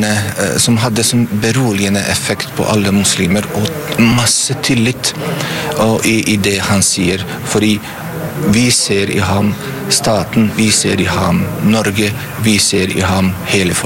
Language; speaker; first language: Norwegian; non-native, fluent; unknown